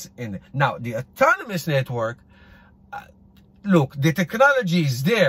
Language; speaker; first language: English; non-native, fluent; Hebrew